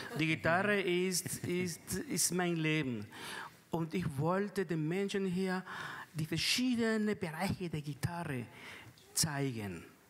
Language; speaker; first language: German; non-native, fluent; Spanish